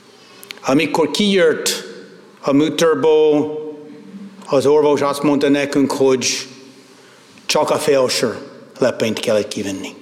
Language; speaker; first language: Hungarian; non-native, fluent; English